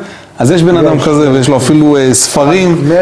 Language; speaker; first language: Hebrew; native; Hebrew